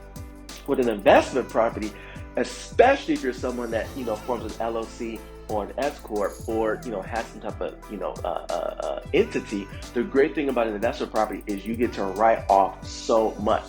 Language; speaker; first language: English; native; English